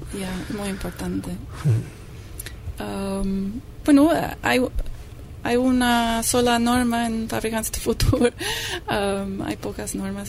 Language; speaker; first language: Spanish; non-native, fluent; English